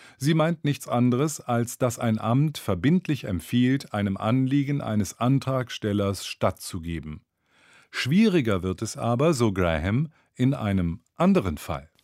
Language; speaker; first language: German; native; German